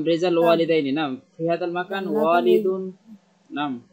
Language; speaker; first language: Arabic; non-native, learner; Bangla